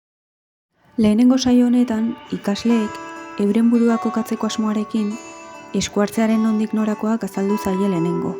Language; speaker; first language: Basque; native; Basque